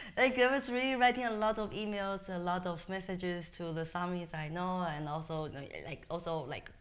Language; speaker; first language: English; non-native, fluent; Chinese